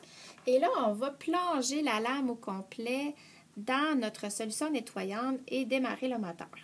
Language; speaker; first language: French; native; French